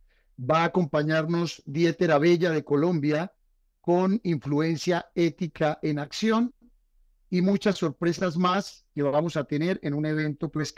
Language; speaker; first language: Spanish; native; Spanish